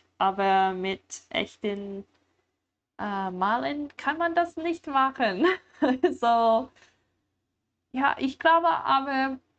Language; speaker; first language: German; non-native, learner; English